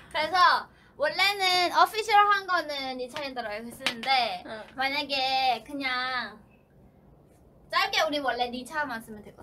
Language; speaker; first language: Korean; non-native, fluent; Chinese